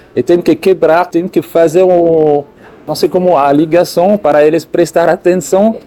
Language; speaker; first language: Portuguese; non-native, fluent; French